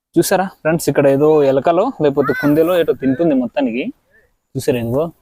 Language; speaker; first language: Telugu; non-native, local second language; Odia